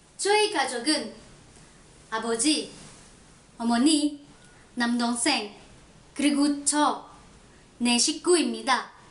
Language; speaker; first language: Korean; non-native, learner; Indonesian